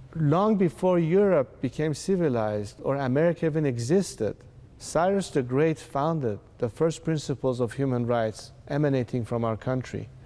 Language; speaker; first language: English; non-native, fluent; Persian